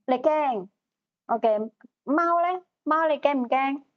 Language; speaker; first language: Cantonese; native; Cantonese